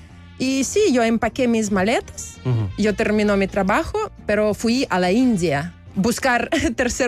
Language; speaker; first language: Spanish; non-native, learner; Belarusian